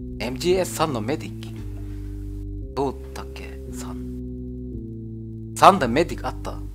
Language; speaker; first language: Japanese; non-native, learner; German